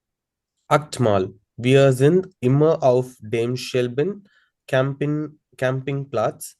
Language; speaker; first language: German; non-native, learner; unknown